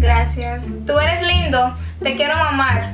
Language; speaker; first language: Spanish; non-native, learner; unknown